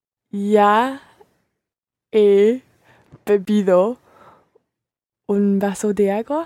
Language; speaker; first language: Spanish; non-native, learner; English